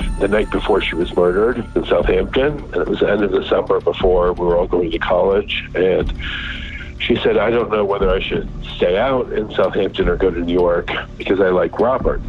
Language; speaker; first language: English; native; English